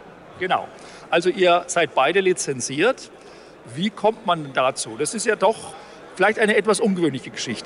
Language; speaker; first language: German; native; German